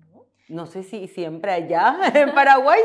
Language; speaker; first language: Spanish; non-native, fluent; Korean